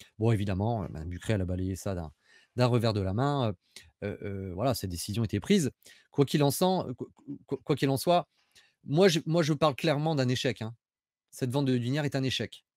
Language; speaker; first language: French; native; French